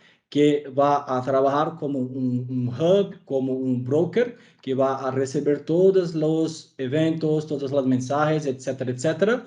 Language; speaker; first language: Spanish; non-native, fluent; Portuguese